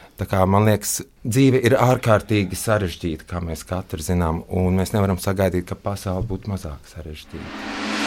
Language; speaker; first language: Latvian; non-native, local second language; Russian